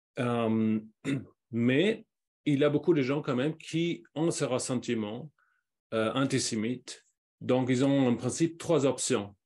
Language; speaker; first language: French; non-native, fluent; German